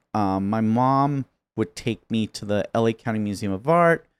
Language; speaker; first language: English; native; English